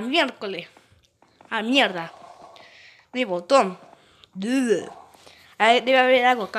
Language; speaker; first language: Spanish; native; Spanish